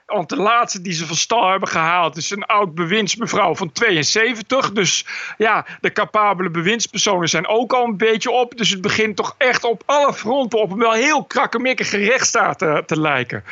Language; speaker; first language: Dutch; native; Dutch